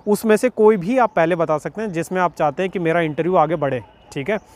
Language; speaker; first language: Hindi; native; Hindi